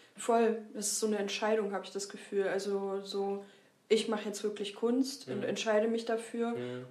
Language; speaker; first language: German; native; German